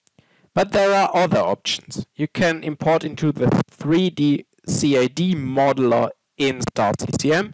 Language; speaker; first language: English; non-native, fluent; German